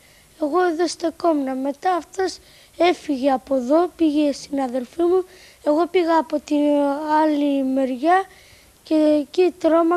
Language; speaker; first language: Greek; early bilingual, other home language; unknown